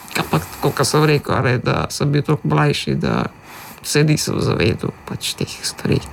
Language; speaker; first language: Slovenian; early bilingual, other home language; Macedonian